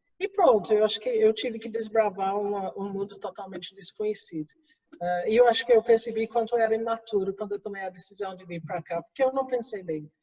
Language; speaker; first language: Portuguese; non-native, fluent; English